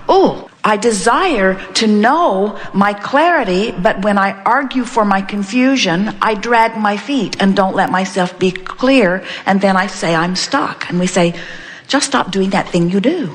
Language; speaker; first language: English; native; English